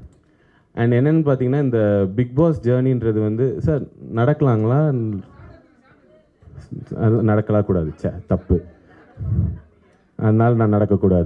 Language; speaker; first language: Tamil; native; Tamil